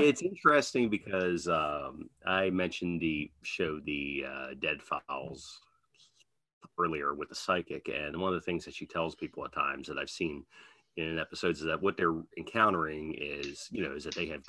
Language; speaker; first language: English; native; English